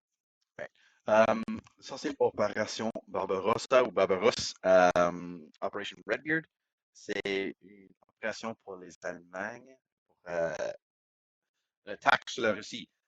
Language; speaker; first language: French; non-native, local second language; English